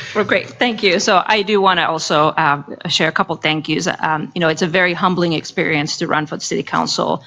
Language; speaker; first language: English; non-native, fluent; Finnish